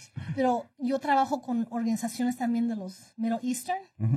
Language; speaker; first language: Spanish; early bilingual, heritage; Spanish